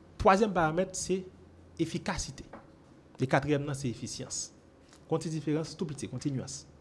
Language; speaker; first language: French; non-native, local second language; Haitian Creole